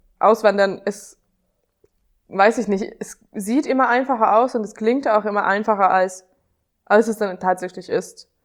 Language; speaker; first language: German; non-native, fluent; Hungarian